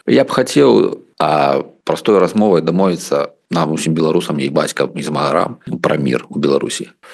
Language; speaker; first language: Belarusian; non-native, local second language; Russian